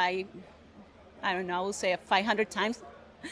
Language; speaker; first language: English; non-native, fluent; Spanish